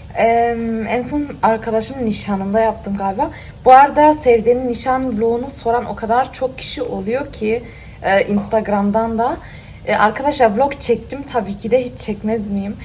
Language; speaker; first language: Turkish; early bilingual, heritage; Turkish